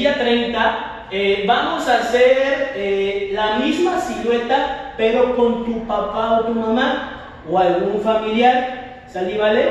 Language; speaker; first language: Spanish; native; Spanish